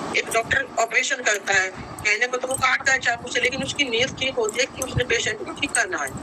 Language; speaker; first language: Hindi; native; Hindi